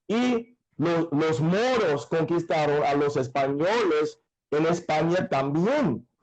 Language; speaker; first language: Spanish; non-native, fluent; English